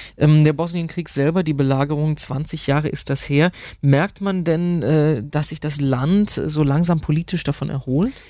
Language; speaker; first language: German; native; German